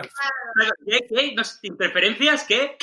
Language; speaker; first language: Spanish; native; Spanish